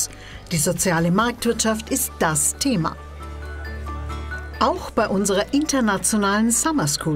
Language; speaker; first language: German; native; German